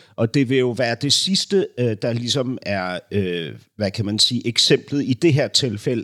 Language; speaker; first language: Danish; early bilingual, other home language; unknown